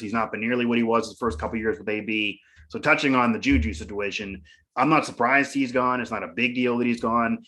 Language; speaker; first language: English; native; English